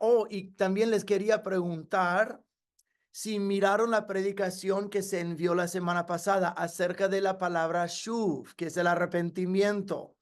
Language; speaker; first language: Spanish; non-native, fluent; English